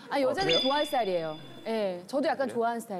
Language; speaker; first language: Korean; native; Korean